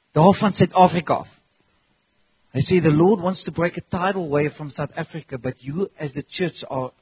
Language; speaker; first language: English; non-native, local second language; Afrikaans